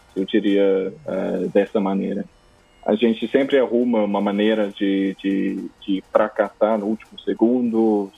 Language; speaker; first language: Portuguese; non-native, fluent; English